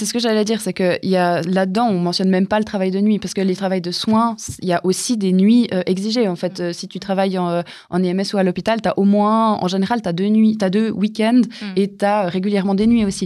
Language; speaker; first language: French; native; French